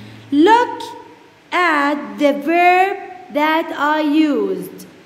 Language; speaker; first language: English; non-native, fluent; Arabic